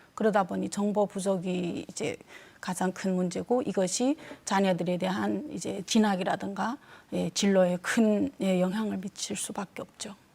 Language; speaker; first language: Korean; non-native, fluent; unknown